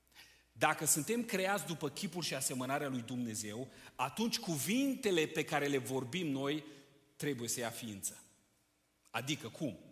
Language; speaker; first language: Romanian; native; Romanian